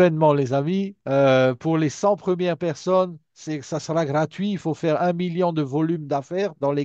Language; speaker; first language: French; native; French